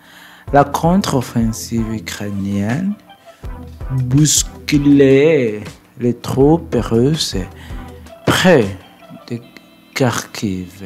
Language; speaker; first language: French; non-native, learner; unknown